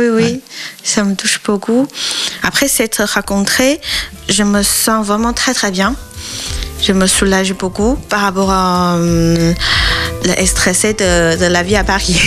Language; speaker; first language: French; non-native, learner; Chinese